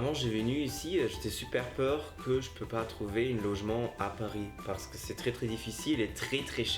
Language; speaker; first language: French; non-native, learner; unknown